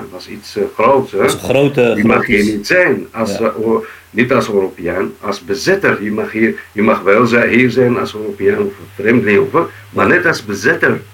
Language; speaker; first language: Dutch; non-native, fluent; Arabic